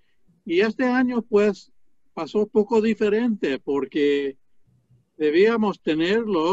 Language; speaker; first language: Spanish; non-native, fluent; English